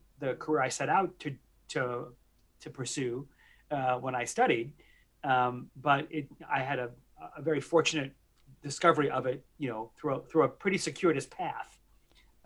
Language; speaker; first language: English; native; English